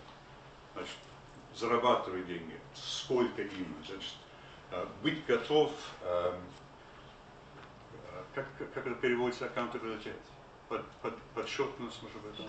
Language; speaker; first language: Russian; non-native, fluent; English